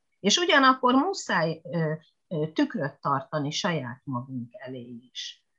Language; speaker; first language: Hungarian; non-native, fluent; Japanese